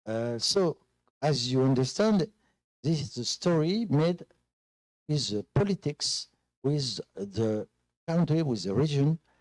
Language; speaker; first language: English; non-native, fluent; French